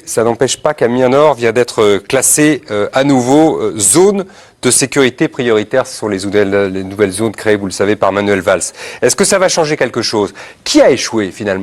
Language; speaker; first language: French; native; French